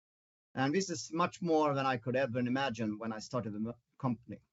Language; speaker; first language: English; non-native, fluent; Swedish